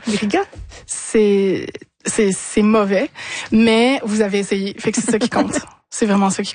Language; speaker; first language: French; native; French